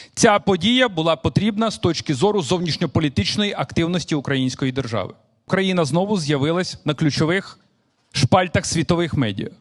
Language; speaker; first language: Ukrainian; native; Ukrainian